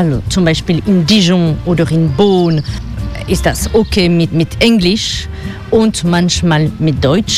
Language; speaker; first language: German; non-native, learner; French